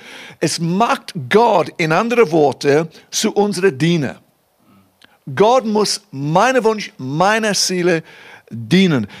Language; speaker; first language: German; non-native, fluent; English